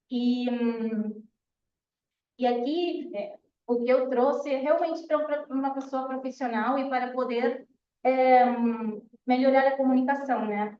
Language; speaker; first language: Portuguese; non-native, fluent; Spanish